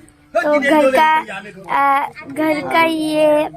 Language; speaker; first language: Hindi; non-native, local second language; Mising